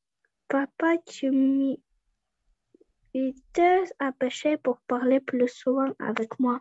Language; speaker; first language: French; non-native, learner; Russian